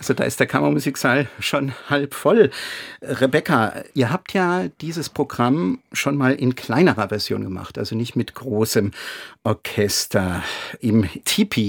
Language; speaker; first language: German; native; German